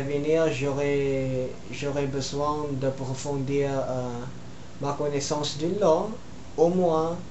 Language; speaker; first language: French; non-native, learner; Filipino